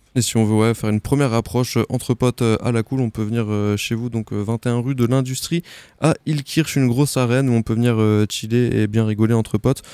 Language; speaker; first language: French; native; French